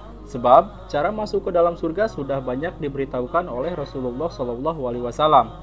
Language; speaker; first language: Indonesian; native; Indonesian